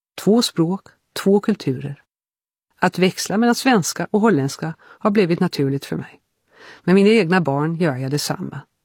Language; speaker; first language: Swedish; early bilingual, heritage; Swedish